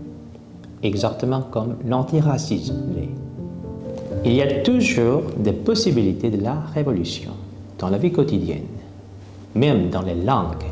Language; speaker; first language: French; non-native, fluent; Korean